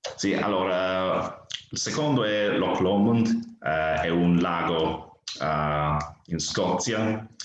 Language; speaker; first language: Italian; non-native, fluent; English